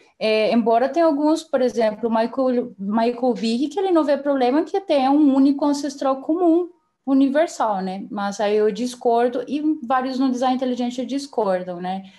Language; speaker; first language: Portuguese; non-native, fluent; Spanish